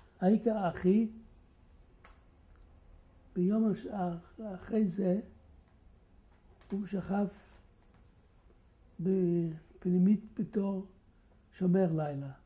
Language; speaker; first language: Hebrew; non-native, fluent; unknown